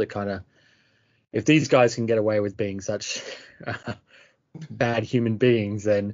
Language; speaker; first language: English; native; English